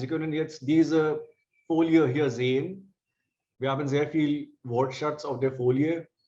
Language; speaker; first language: German; non-native, fluent; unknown